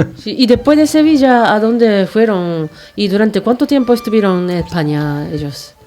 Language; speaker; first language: Spanish; non-native, fluent; Japanese